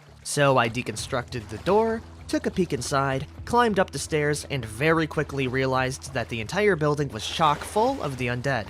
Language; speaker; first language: English; native; English